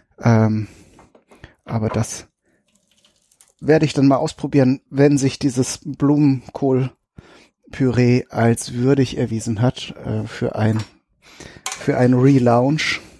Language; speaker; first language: German; native; German